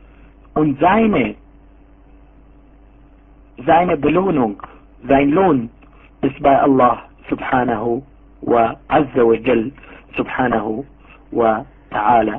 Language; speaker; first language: German; non-native, fluent; Arabic